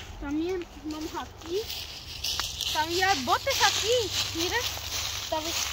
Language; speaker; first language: Spanish; early bilingual, heritage; Spanish